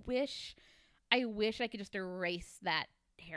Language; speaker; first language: English; native; English